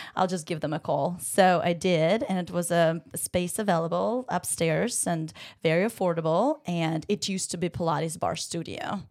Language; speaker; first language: English; non-native, fluent; Ukrainian